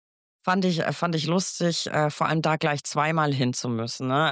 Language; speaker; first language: German; native; German